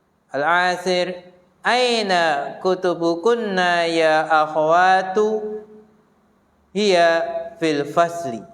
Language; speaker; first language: Arabic; non-native, fluent; Indonesian